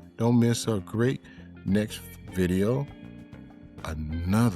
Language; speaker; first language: English; native; English